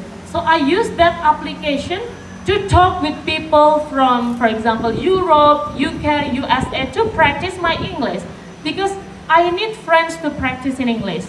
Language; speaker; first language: English; non-native, fluent; Indonesian